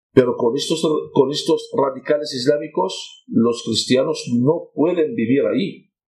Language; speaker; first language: Spanish; non-native, fluent; Arabic